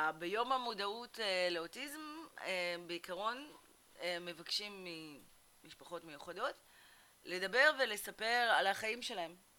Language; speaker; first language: Hebrew; early bilingual, other home language; Russian